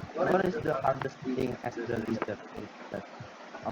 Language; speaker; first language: English; non-native, learner; Indonesian